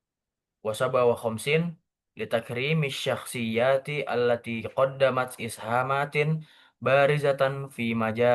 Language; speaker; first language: Arabic; non-native, learner; Indonesian